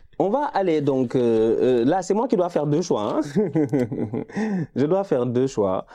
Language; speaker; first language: French; non-native, local second language; Wolof